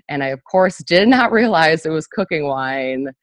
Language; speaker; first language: English; native; English